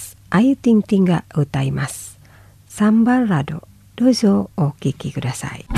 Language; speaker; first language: Japanese; non-native, fluent; Indonesian